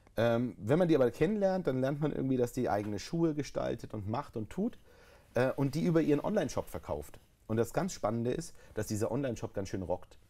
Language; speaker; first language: German; native; German